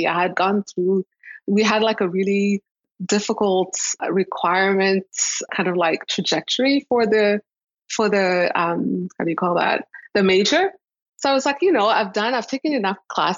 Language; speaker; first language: English; non-native, local second language; Kinyarwanda